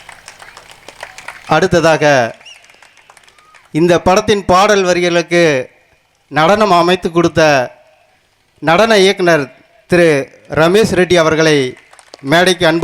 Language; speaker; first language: Tamil; native; Tamil